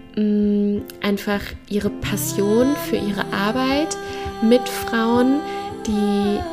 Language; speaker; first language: German; native; German